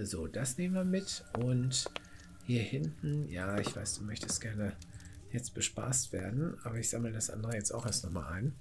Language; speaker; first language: German; native; German